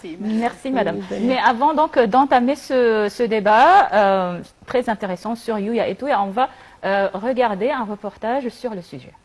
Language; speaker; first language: French; non-native, fluent; Arabic